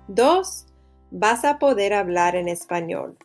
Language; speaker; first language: Spanish; non-native, fluent; English